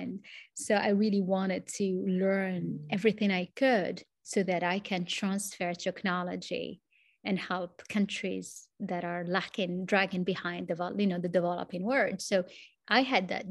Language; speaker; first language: English; non-native, fluent; Arabic